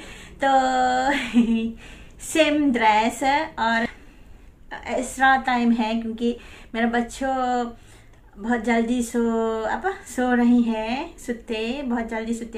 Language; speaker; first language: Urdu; non-native, learner; Malay